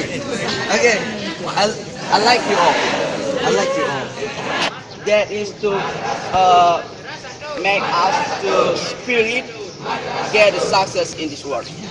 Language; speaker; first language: English; non-native, learner; Indonesian